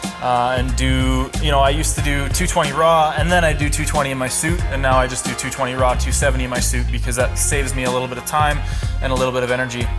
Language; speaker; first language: English; native; English